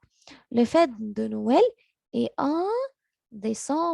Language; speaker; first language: French; non-native, learner; Arabic